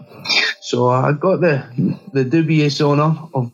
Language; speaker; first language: English; native; English